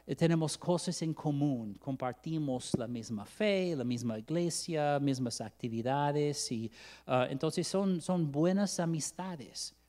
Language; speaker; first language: Spanish; non-native, fluent; English